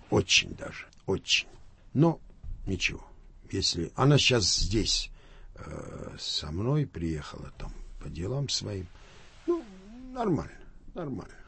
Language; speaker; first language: Russian; non-native, local second language; Armenian